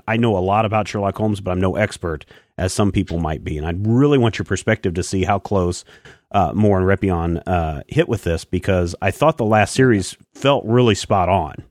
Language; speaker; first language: English; native; English